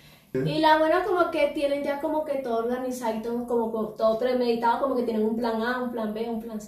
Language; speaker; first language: Spanish; native; Spanish